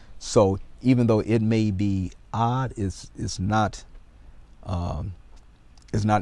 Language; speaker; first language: English; native; English